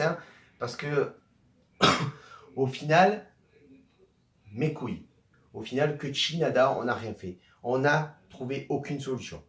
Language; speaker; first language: French; native; French